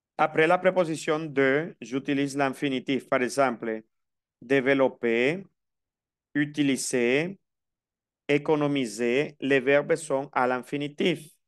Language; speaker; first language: French; non-native, fluent; Spanish